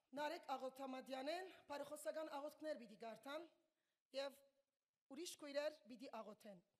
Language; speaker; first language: Armenian; early bilingual, heritage; Armenian